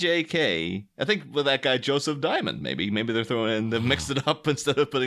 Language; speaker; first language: English; native; English